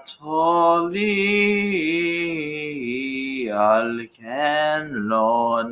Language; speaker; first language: Hebrew; non-native, learner; English